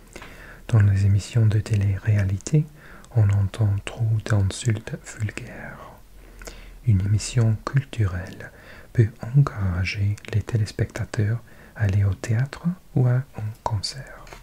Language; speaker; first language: French; non-native, learner; English